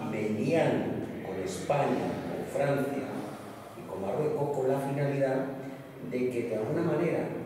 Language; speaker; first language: Spanish; native; Spanish